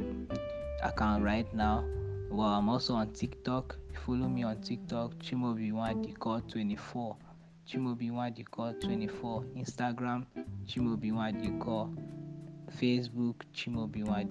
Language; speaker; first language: English; non-native, local second language; Igbo